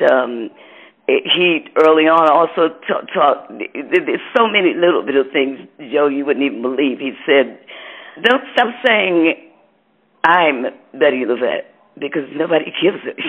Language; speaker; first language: English; native; English